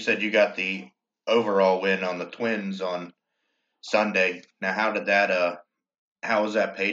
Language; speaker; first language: English; native; English